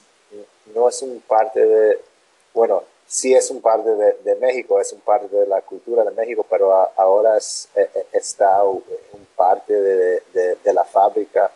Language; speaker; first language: Spanish; non-native, learner; English